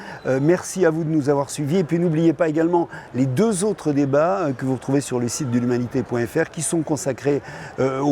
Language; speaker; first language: French; native; French